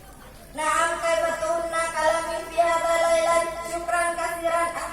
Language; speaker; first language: Arabic; non-native, learner; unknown